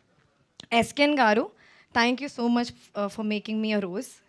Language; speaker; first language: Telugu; non-native, fluent; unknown